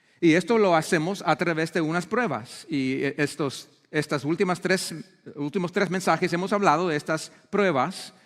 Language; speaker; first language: Spanish; non-native, fluent; English